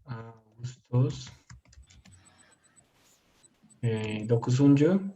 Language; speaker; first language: Turkish; non-native, fluent; Spanish